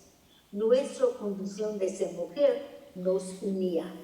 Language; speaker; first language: Spanish; non-native, fluent; English